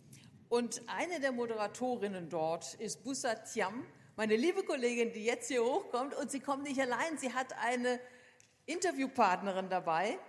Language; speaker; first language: German; native; German